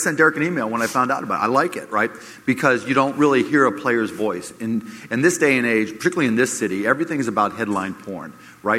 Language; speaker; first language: English; native; English